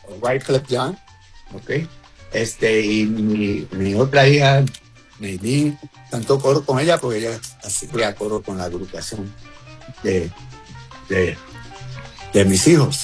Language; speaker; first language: Spanish; early bilingual, heritage; Spanish